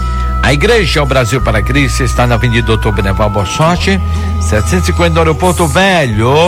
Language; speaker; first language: Portuguese; native; Portuguese